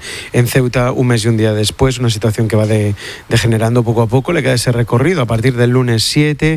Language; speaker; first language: Spanish; native; Spanish